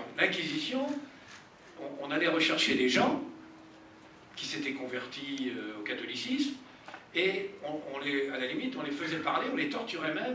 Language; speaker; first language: French; native; French